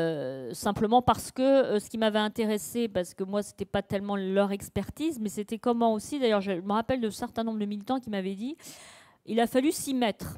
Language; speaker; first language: French; native; French